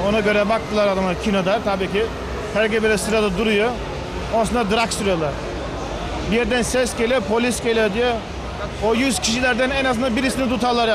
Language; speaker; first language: Turkish; early bilingual, heritage; Turkish